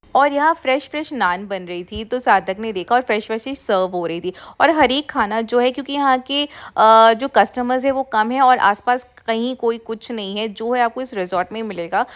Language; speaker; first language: Hindi; non-native, local second language; Bangla